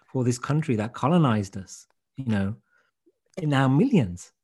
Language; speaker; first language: English; native; English